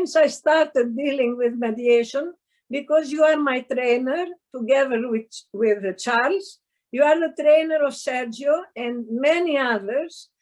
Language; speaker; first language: English; non-native, fluent; Greek